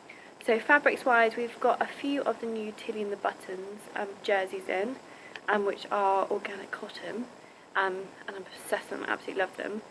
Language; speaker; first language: English; native; English